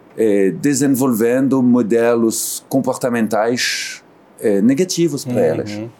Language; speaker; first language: Portuguese; non-native, fluent; French